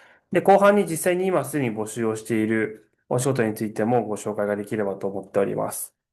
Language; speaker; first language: Japanese; native; Japanese